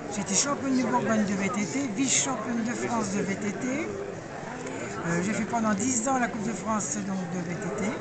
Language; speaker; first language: French; native; French